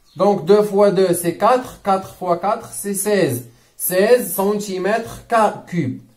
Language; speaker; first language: French; non-native, local second language; Arabic